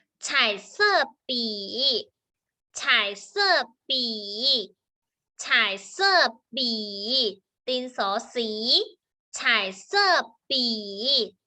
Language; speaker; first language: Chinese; non-native, fluent; Thai